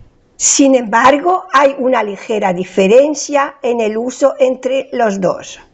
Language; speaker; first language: Spanish; non-native, fluent; French